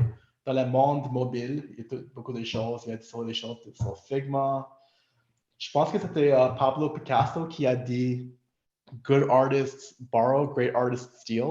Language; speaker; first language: French; non-native, local second language; English